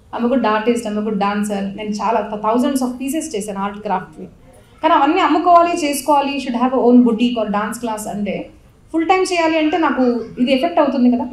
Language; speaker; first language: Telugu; non-native, local second language; Marathi